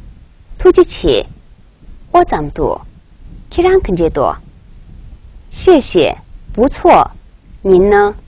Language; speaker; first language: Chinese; non-native, local second language; Tibetan